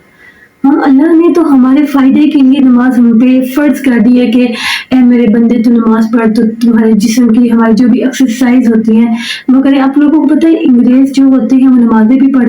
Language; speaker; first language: Urdu; native; Urdu